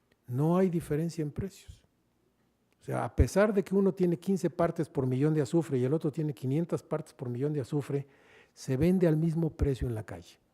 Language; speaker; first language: Spanish; native; Spanish